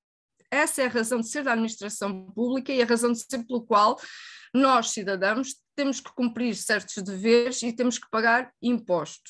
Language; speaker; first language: Portuguese; native; Portuguese